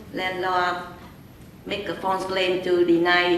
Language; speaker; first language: English; non-native, learner; Vietnamese